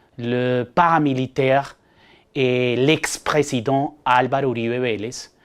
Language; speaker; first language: French; non-native, fluent; Spanish